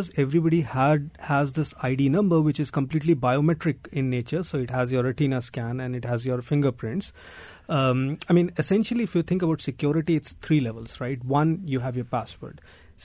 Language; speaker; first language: English; non-native, local second language; Hindi